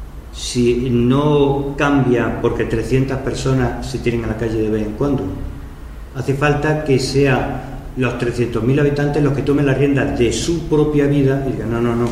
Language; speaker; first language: Spanish; native; Spanish